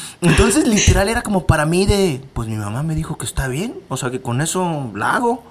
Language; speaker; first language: Spanish; native; Spanish